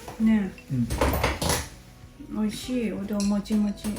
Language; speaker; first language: Japanese; non-native, learner; Thai